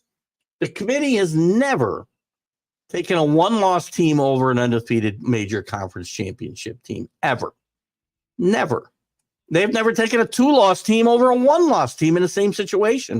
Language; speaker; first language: English; native; English